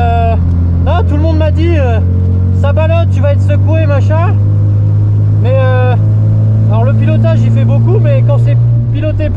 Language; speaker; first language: French; native; French